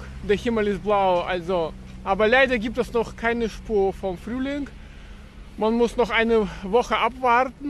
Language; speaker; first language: German; non-native, fluent; Russian